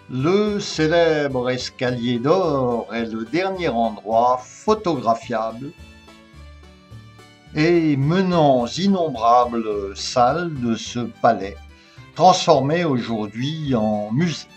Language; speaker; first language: French; native; French